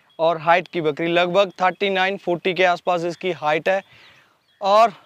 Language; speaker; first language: Hindi; non-native, local second language; Punjabi